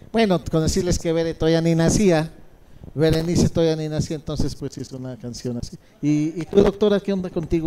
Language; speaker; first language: Spanish; native; Spanish